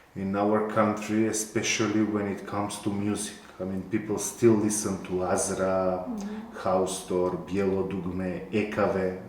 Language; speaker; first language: English; non-native, fluent; Macedonian